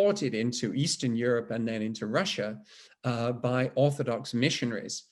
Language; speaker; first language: English; native; English